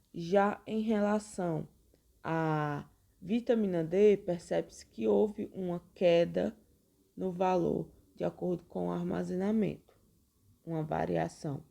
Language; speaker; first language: Portuguese; native; Portuguese